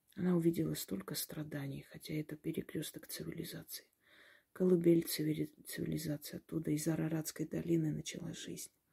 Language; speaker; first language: Russian; non-native, local second language; Armenian